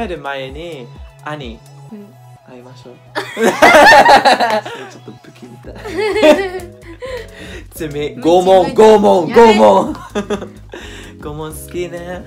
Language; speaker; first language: Japanese; non-native, learner; English